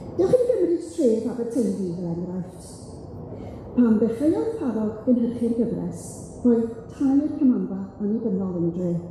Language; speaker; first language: Welsh; native; Welsh